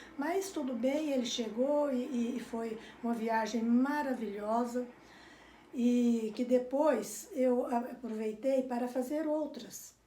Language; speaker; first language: Portuguese; native; Portuguese